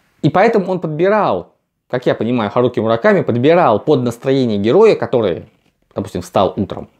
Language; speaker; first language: Russian; native; Russian